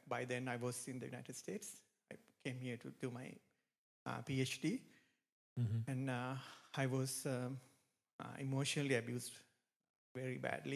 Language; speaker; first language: English; non-native, local second language; Sinhala